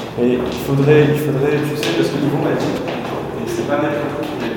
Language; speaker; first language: French; native; French